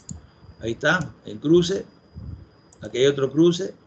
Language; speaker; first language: Spanish; native; Spanish